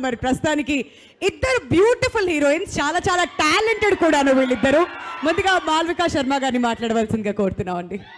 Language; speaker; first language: Telugu; native; Telugu